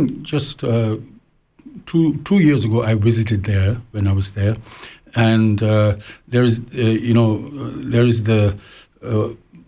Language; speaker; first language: English; non-native, local second language; Tibetan